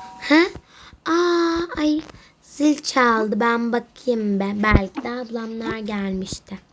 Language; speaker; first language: Turkish; native; Turkish